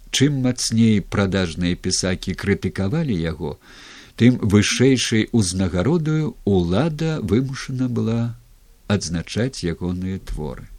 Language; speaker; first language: Belarusian; native; Belarusian